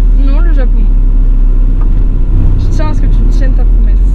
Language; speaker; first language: French; native; French